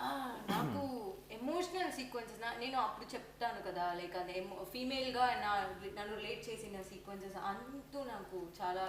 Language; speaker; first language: Telugu; non-native, learner; Tamil